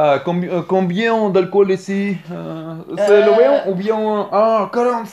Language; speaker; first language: French; non-native, learner; Russian